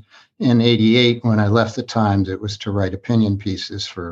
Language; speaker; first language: English; native; English